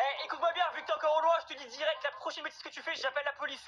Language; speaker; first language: French; native; French